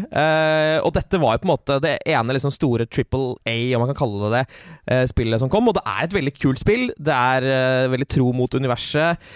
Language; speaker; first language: Norwegian; native; Norwegian